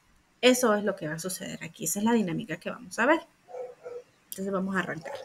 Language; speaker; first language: Spanish; native; Spanish